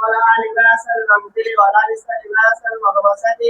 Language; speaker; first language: Arabic; non-native, learner; Bangla